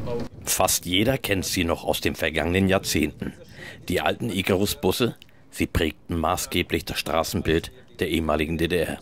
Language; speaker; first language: German; native; German